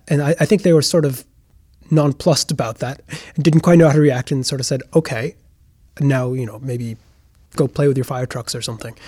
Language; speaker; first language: English; native; English